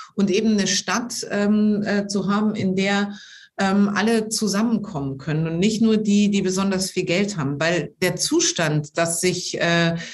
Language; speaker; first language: German; native; German